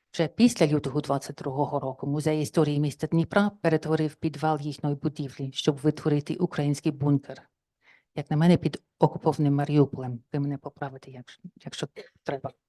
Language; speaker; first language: Ukrainian; non-native, fluent; English